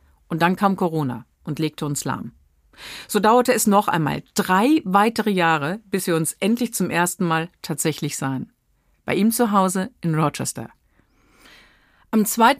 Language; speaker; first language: German; native; German